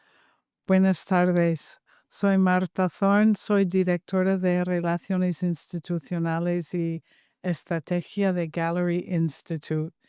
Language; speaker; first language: Spanish; non-native, fluent; English